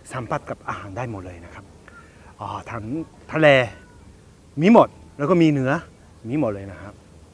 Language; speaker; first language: Thai; non-native, fluent; Japanese